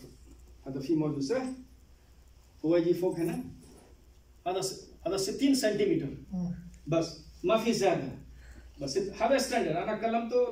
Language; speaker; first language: Arabic; non-native, learner; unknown